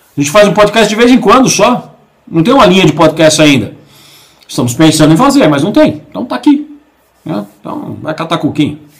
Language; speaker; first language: Portuguese; native; Portuguese